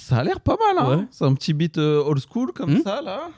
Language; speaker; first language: French; native; French